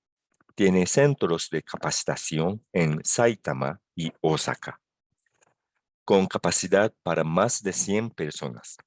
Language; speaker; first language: Spanish; non-native, fluent; Japanese